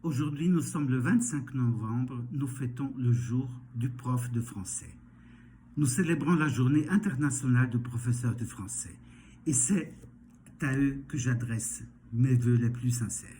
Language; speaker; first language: French; non-native, fluent; Portuguese